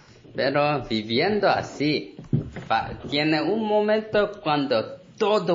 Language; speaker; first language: Spanish; non-native, learner; Korean